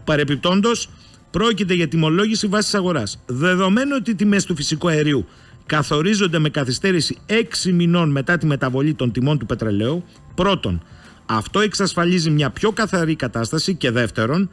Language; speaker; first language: Greek; native; Greek